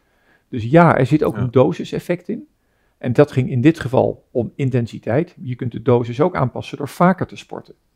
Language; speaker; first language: Dutch; native; Dutch